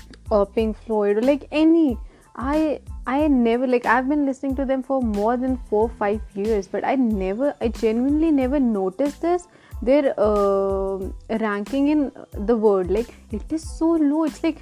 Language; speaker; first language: English; non-native, local second language; Hindi